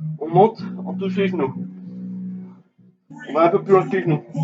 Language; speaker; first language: French; native; French